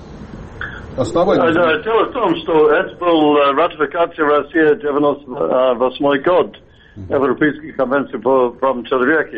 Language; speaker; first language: Russian; non-native, fluent; English